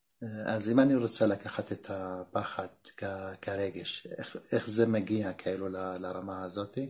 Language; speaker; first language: Hebrew; non-native, local second language; Arabic